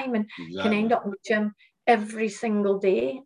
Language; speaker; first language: English; native; English